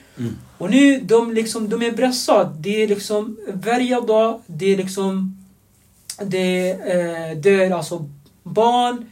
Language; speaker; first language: Swedish; non-native, fluent; Arabic